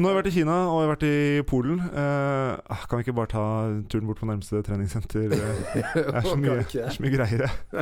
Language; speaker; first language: Norwegian; native; Norwegian